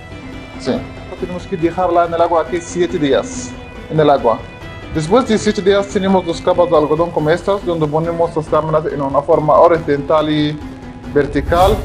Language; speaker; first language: Spanish; non-native, fluent; Arabic